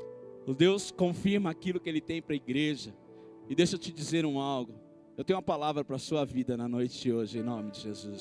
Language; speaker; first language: Portuguese; native; Portuguese